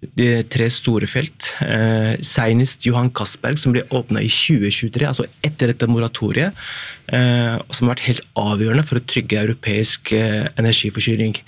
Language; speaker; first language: Norwegian; native; Norwegian